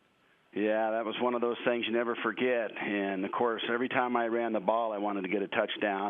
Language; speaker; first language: English; native; English